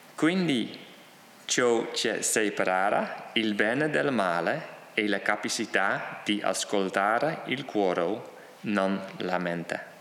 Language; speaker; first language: Italian; non-native, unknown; Dutch